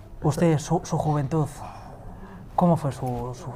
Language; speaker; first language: Spanish; native; Spanish